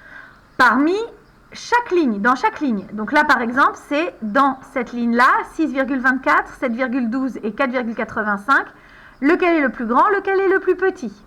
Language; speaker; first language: French; native; French